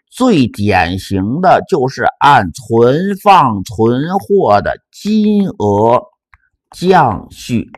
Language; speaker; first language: Chinese; native; Chinese